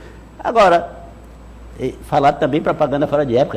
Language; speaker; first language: Portuguese; native; Portuguese